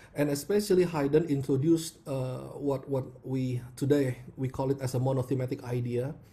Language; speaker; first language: English; non-native, fluent; Indonesian